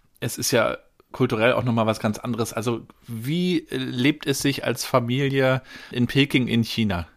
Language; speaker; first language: German; native; German